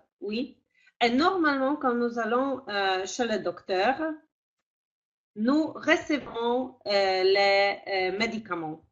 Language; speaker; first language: French; non-native, fluent; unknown